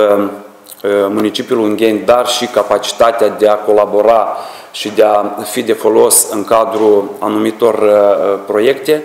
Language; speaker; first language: Romanian; native; Romanian